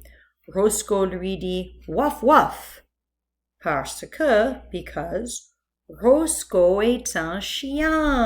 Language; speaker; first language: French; non-native, fluent; English